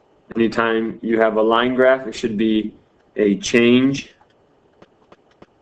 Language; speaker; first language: English; native; English